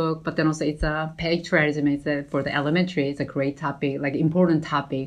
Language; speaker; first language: English; non-native, fluent; Korean